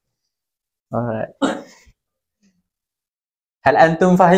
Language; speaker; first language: Arabic; non-native, learner; Malay